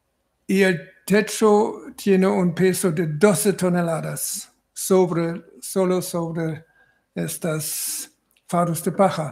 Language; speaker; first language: Spanish; non-native, fluent; German